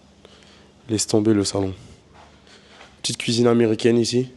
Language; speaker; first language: French; native; French